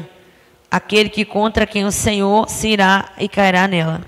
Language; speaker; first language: Portuguese; native; Portuguese